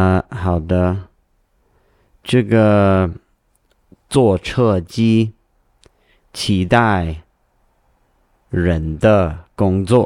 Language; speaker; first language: Chinese; non-native, learner; English